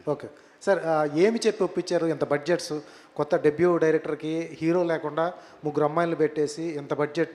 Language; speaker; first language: Telugu; native; Telugu